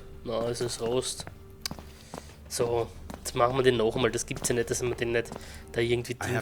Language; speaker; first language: German; native; German